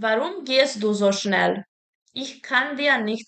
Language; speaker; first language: German; non-native, fluent; Serbian